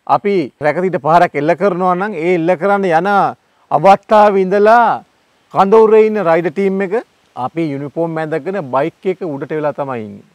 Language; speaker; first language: Sinhala; native; Sinhala